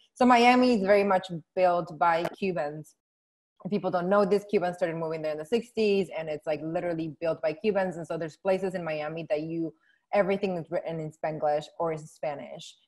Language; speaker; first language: English; non-native, fluent; Spanish